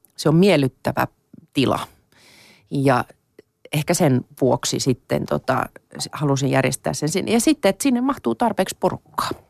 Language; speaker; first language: Finnish; non-native, local second language; Swedish